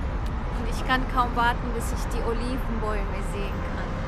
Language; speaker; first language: German; non-native, fluent; Arabic